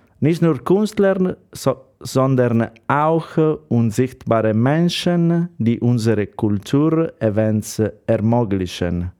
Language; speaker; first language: German; non-native, fluent; Italian